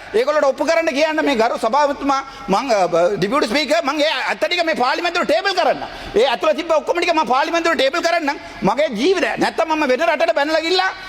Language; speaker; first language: Sinhala; non-native, local second language; Tamil